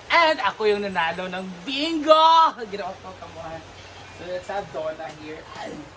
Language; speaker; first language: Filipino; non-native, local second language; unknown